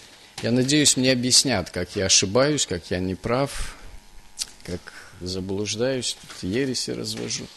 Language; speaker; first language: Russian; native; Russian